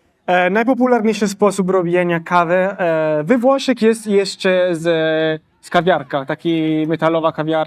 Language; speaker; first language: Polish; non-native, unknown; Italian